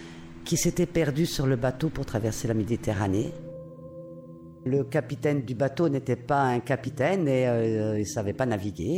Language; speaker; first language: French; native; French